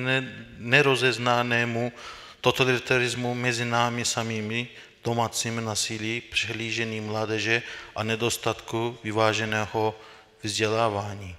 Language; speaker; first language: Czech; non-native, fluent; Turkish